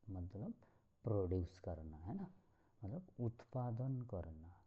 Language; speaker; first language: Hindi; non-native, local second language; Bangla